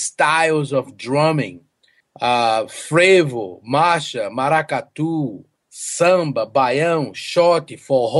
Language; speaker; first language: English; non-native, fluent; Portuguese